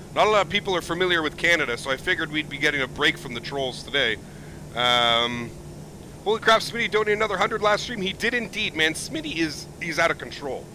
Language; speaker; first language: English; native; English